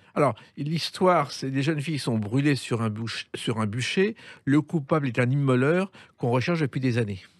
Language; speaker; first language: French; native; French